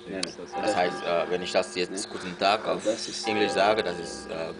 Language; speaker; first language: German; non-native, fluent; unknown